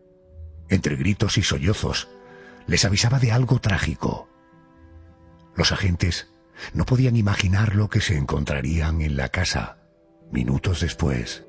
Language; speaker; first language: Spanish; native; Spanish